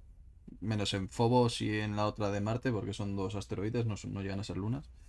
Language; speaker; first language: Spanish; native; Spanish